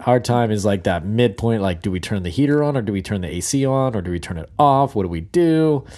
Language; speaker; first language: English; native; English